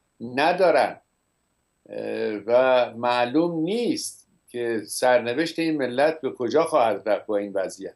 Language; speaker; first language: Persian; native; Persian